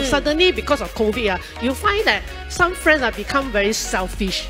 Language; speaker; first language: English; non-native, local second language; Chinese